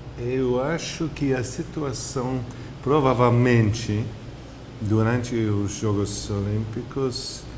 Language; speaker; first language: Portuguese; non-native, fluent; English